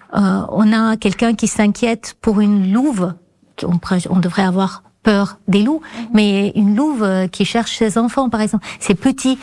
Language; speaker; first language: French; non-native, fluent; Armenian